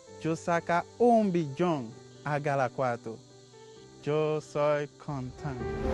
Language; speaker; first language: Spanish; non-native, learner; Haitian Creole